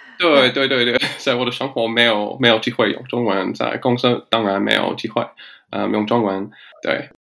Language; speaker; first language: Chinese; non-native, learner; English